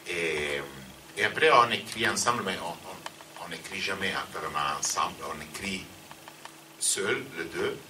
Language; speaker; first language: French; non-native, fluent; Italian